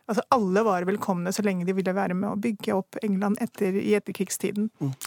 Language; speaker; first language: Norwegian; early bilingual, other home language; Urdu